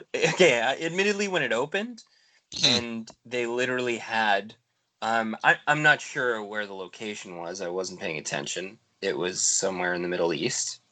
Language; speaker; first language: English; native; English